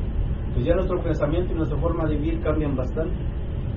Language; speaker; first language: Spanish; native; Spanish